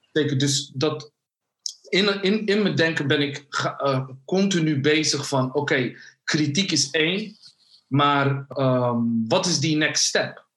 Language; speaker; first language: Dutch; early bilingual, other home language; Somali